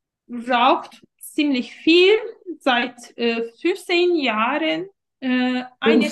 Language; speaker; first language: German; non-native, fluent; Turkish